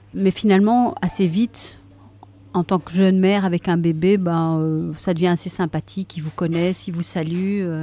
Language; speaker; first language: French; native; French